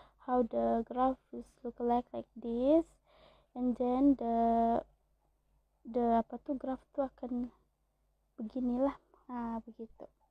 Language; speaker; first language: English; non-native, local second language; Malay